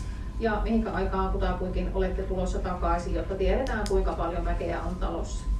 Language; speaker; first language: Finnish; native; Finnish